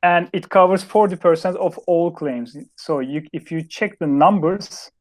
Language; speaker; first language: English; non-native, fluent; Turkish